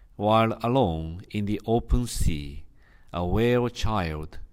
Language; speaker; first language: English; non-native, fluent; Japanese